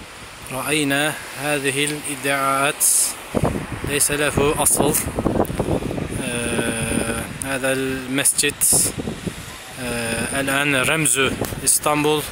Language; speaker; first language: Arabic; non-native, fluent; Turkish